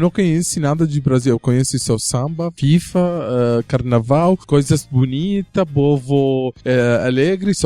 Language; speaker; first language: Portuguese; non-native, learner; Arabic